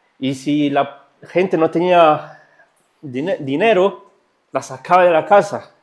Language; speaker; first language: Spanish; non-native, fluent; Italian